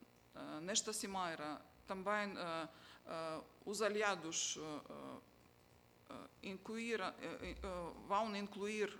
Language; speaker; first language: Portuguese; non-native, fluent; Ukrainian